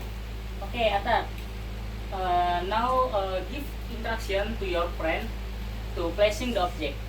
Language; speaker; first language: English; non-native, learner; Indonesian